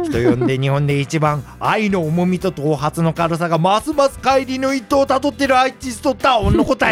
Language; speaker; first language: Japanese; native; Japanese